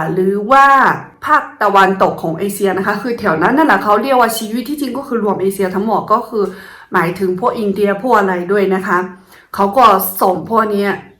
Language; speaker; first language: Thai; non-native, fluent; Chinese